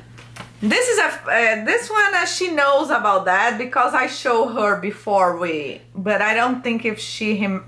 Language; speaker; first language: English; non-native, learner; Portuguese